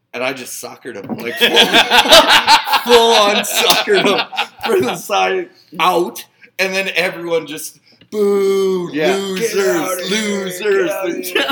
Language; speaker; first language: English; native; English